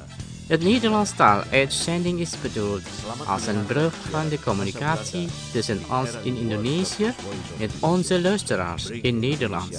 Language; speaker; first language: Dutch; non-native, learner; Indonesian